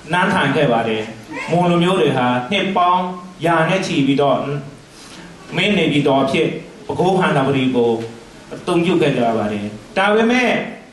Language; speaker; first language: Burmese; non-native, local second language; Mon